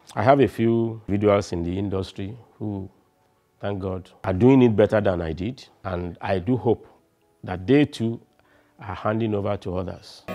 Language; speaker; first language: English; non-native, local second language; Yoruba